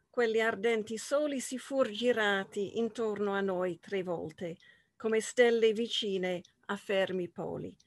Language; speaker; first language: Italian; non-native, fluent; English